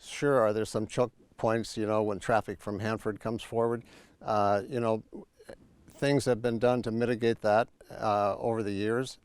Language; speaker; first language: English; native; English